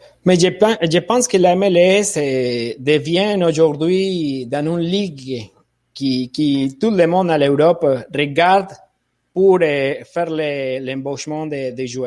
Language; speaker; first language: French; non-native, fluent; Spanish